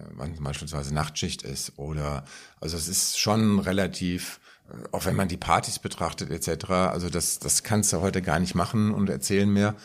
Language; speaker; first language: German; native; German